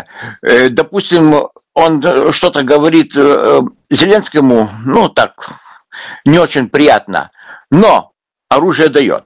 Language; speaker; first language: Russian; non-native, local second language; Lithuanian